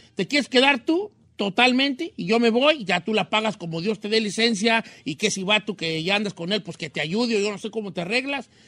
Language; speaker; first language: Spanish; native; Spanish